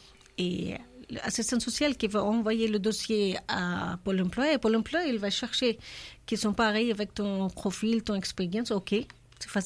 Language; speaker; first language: French; non-native, learner; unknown